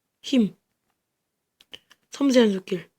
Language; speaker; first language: Korean; native; Korean